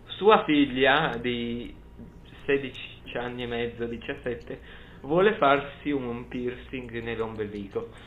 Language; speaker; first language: Italian; early bilingual, other home language; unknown